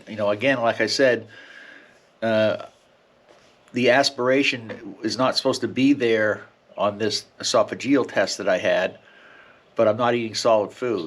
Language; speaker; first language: English; native; English